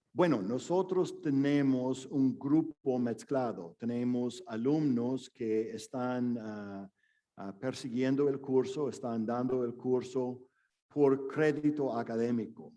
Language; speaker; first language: Spanish; non-native, fluent; English